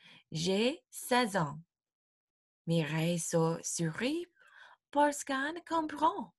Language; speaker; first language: French; non-native, fluent; English